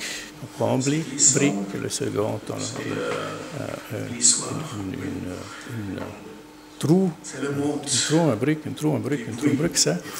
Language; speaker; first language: French; non-native, learner; German